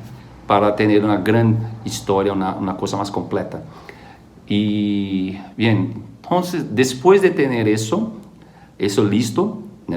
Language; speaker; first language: Spanish; non-native, fluent; Portuguese